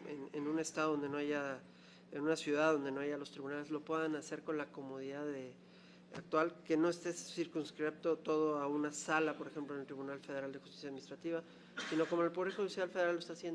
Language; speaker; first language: Spanish; native; Spanish